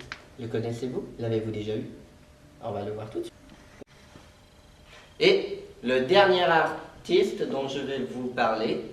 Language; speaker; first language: French; native; French